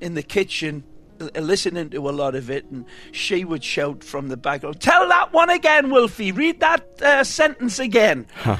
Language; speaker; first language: English; native; English